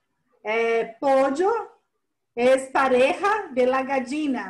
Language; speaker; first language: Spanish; non-native, fluent; Portuguese